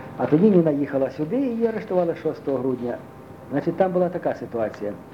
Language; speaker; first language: Ukrainian; native; Ukrainian